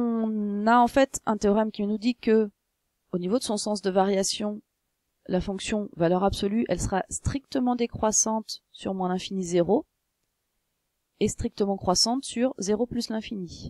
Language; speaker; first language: French; native; French